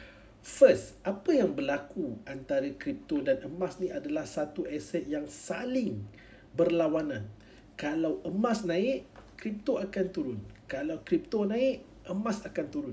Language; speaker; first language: Malay; native; Malay